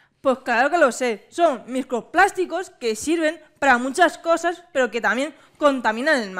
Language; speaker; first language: Spanish; native; Spanish